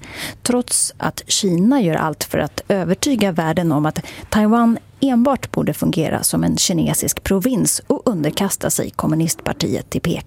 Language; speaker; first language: Swedish; native; Swedish